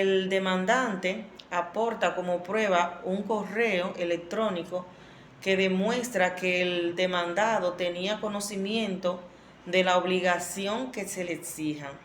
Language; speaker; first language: Spanish; native; Spanish